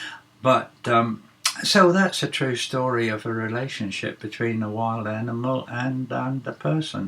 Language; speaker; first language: English; native; English